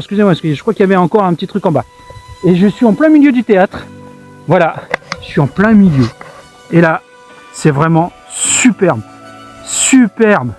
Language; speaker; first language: French; native; French